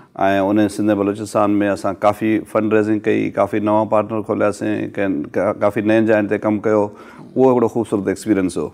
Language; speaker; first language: Sindhi; native; Sindhi